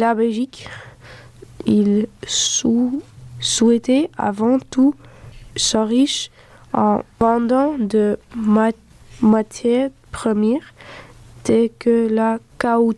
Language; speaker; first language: French; early bilingual, other home language; Dutch